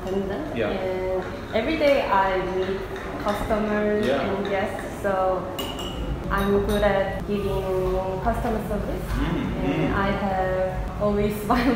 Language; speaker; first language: English; non-native, learner; Korean